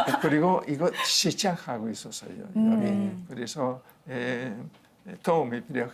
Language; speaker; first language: Korean; non-native, learner; Spanish